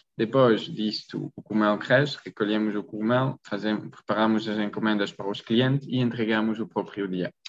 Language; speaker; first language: Portuguese; non-native, fluent; French